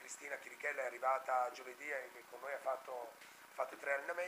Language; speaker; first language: Italian; native; Italian